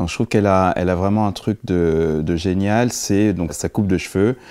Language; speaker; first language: French; native; French